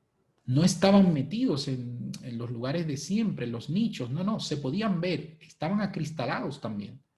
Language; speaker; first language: Spanish; native; Spanish